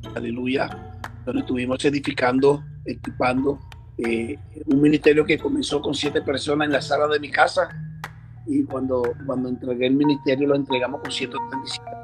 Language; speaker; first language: Spanish; early bilingual, heritage; Spanish